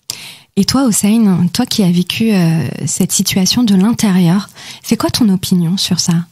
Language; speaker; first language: French; native; French